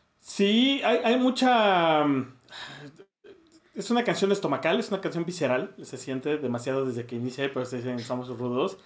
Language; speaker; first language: Spanish; native; Spanish